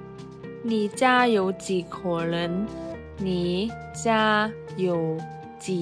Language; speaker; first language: Chinese; non-native, fluent; Lao